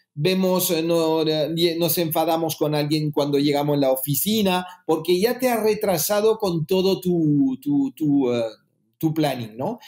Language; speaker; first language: Spanish; early bilingual, heritage; French